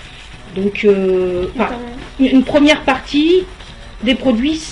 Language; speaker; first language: French; native; French